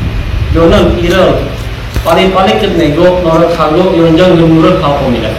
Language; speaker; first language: Korean; non-native, learner; Indonesian